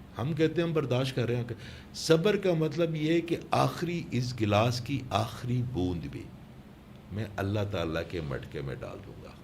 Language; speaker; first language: Urdu; non-native, local second language; Pashto